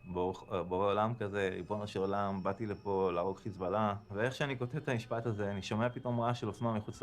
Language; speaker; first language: Hebrew; native; Hebrew